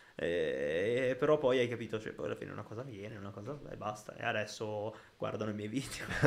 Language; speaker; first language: Italian; early bilingual, other home language; Arabic